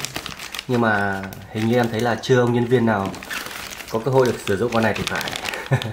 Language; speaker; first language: Vietnamese; native; Vietnamese